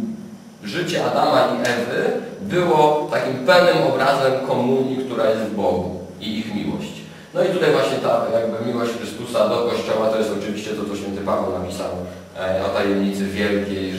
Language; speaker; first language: Polish; native; Polish